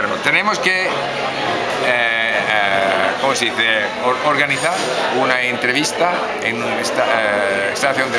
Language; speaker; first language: Spanish; non-native, fluent; English